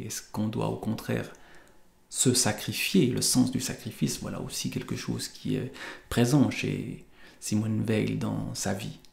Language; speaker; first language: French; native; French